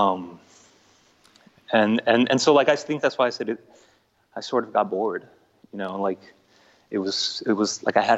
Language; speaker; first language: English; native; English